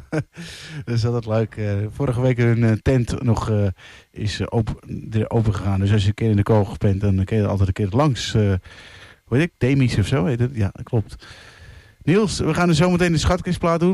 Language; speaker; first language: Dutch; native; Dutch